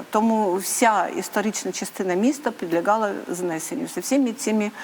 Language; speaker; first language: Ukrainian; native; Ukrainian